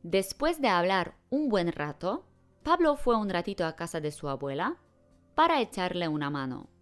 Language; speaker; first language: Spanish; non-native, fluent; Polish